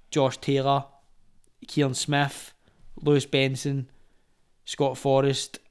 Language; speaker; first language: English; native; English